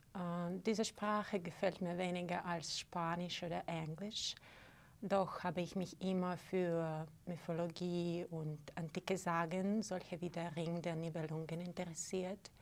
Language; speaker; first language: German; non-native, fluent; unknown